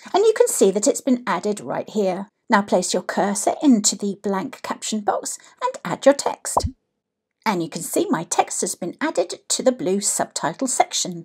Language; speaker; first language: English; native; English